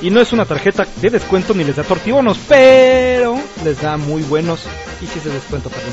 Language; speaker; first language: Spanish; native; Spanish